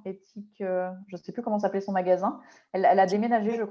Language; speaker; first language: French; native; French